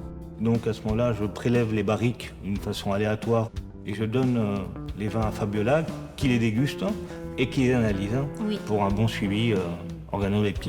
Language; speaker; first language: French; native; French